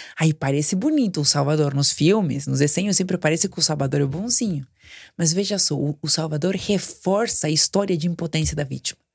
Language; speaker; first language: Portuguese; non-native, fluent; Spanish